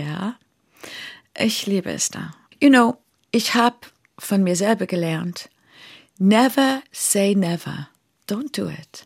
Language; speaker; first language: German; non-native, fluent; English